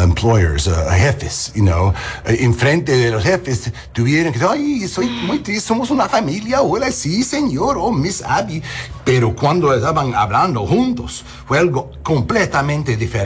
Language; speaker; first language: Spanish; non-native, learner; English